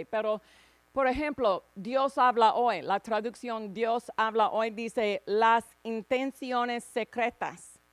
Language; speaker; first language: Spanish; non-native, fluent; English